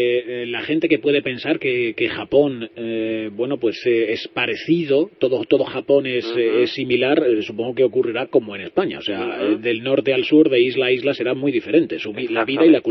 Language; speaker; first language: Spanish; native; Spanish